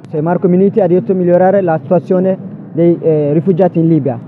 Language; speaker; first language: Italian; non-native, fluent; Tigrinya